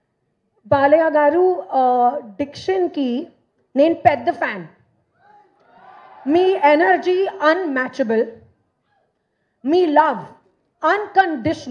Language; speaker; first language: Telugu; non-native, learner; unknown